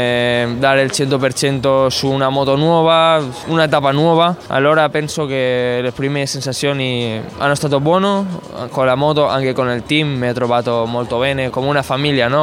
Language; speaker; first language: Italian; non-native, fluent; Spanish